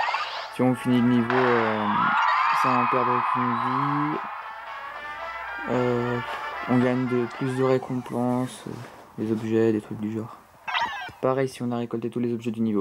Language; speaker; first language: French; native; French